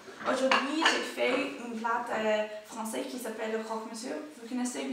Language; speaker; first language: French; non-native, learner; English